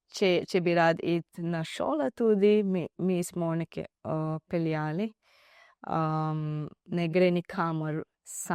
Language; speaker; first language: Slovenian; non-native, learner; Divehi